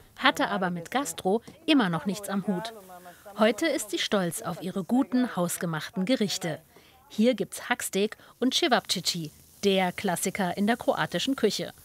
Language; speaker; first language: German; native; German